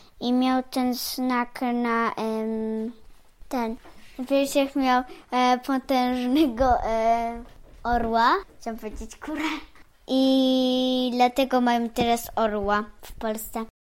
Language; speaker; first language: Polish; early bilingual, heritage; Polish